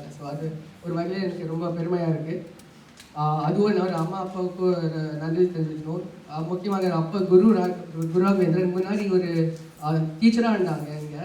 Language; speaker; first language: Tamil; early bilingual, heritage; Tamil